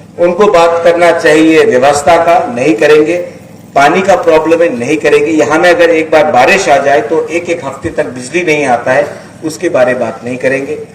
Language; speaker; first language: Hindi; non-native, local second language; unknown